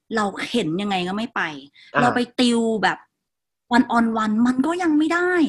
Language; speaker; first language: Thai; non-native, local second language; Northeastern Thai